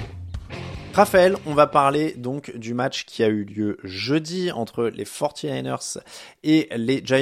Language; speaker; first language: French; native; French